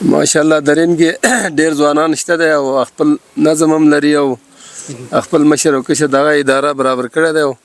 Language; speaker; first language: Pashto; non-native, local second language; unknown